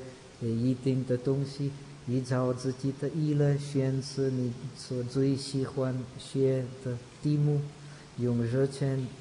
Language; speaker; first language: Chinese; non-native, fluent; Czech